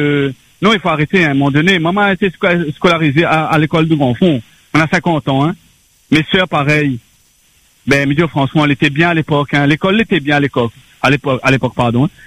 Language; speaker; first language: French; non-native, local second language; Réunion Creole French